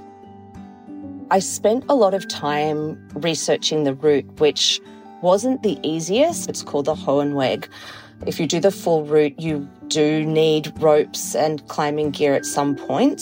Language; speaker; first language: English; native; English